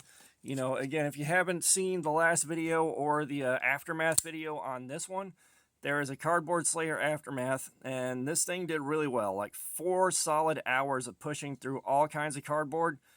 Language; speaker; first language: English; native; English